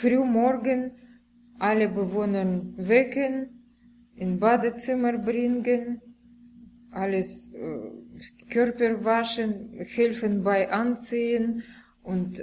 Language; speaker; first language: German; non-native, learner; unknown